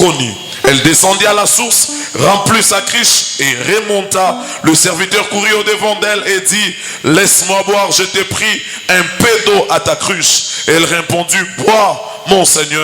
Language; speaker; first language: French; non-native, local second language; Lingala